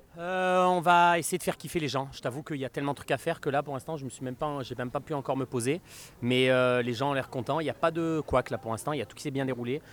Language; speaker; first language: French; native; French